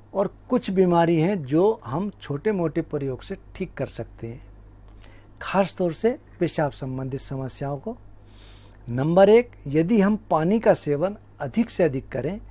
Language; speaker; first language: Hindi; native; Hindi